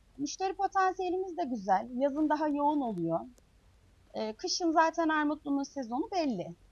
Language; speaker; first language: Turkish; native; Turkish